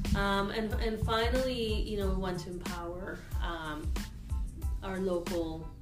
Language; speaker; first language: English; non-native, fluent; Spanish